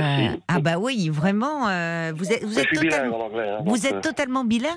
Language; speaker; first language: French; native; French